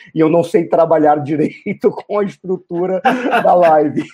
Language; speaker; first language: Portuguese; native; Portuguese